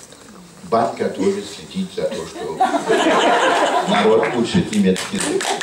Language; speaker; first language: Russian; non-native, fluent; German